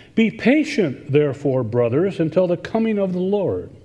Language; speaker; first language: English; native; English